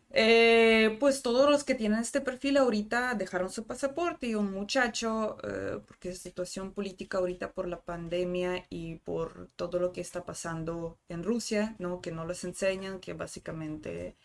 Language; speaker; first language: Spanish; non-native, fluent; Russian